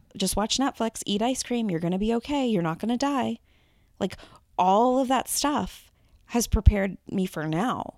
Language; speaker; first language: English; native; English